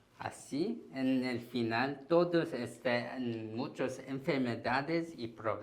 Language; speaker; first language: Spanish; non-native, learner; Korean